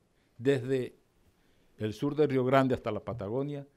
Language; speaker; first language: Spanish; native; Spanish